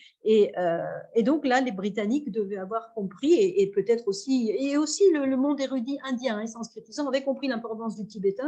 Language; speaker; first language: French; native; French